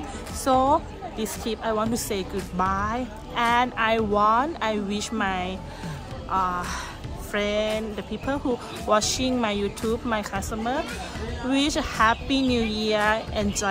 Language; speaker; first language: English; non-native, learner; Thai